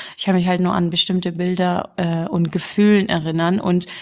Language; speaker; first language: German; early bilingual, other home language; Arabic